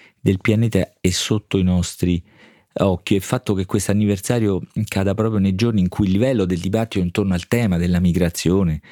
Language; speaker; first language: Italian; native; Italian